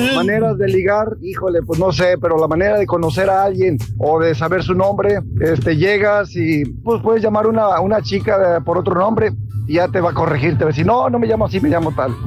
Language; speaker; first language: Spanish; native; Spanish